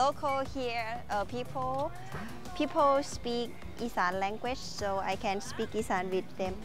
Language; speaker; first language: English; non-native, learner; Thai